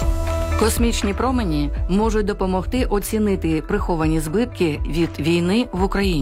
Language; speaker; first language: Ukrainian; native; Ukrainian